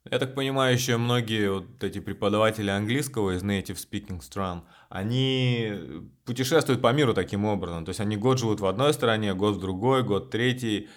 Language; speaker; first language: Russian; native; Russian